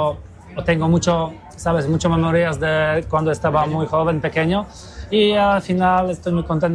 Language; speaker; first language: Spanish; non-native, fluent; Polish